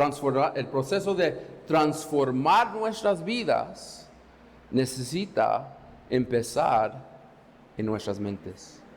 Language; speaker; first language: Spanish; non-native, fluent; English